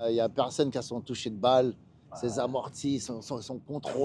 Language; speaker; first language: French; native; French